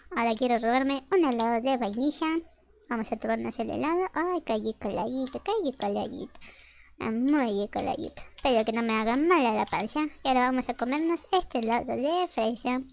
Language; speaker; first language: Spanish; native; Spanish